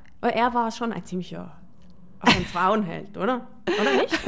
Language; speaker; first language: German; native; German